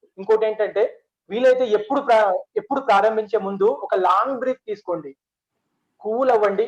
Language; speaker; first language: Telugu; non-native, local second language; Urdu